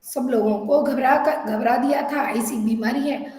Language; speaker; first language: Hindi; non-native, local second language; Telugu